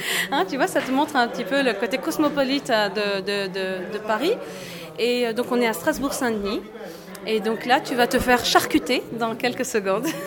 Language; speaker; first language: French; native; French